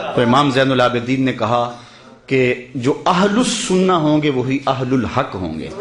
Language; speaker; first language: Urdu; non-native, local second language; Punjabi